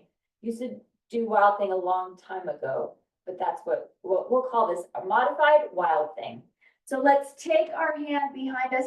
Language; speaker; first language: English; native; English